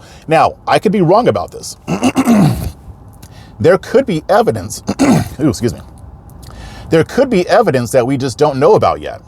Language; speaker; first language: English; native; English